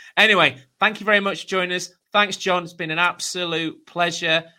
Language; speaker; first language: English; native; English